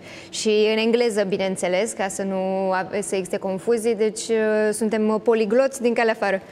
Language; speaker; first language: Romanian; native; Romanian